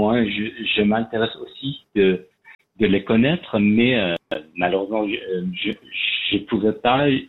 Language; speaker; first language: French; non-native, learner; Persian